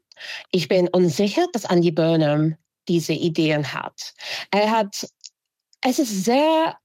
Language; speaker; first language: German; non-native, fluent; English